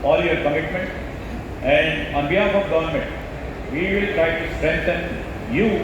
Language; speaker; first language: English; non-native, local second language; Telugu